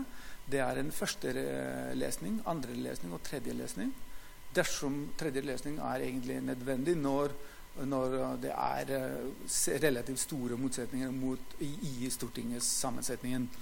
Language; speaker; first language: Norwegian; non-native, fluent; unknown